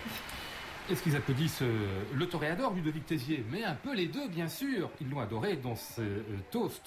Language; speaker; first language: French; native; French